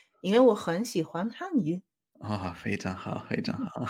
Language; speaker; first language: Chinese; non-native, fluent; Spanish